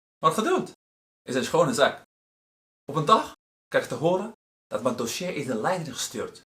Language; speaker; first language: Dutch; non-native, fluent; Arabic